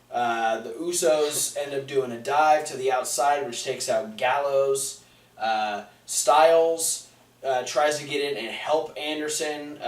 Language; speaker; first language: English; native; English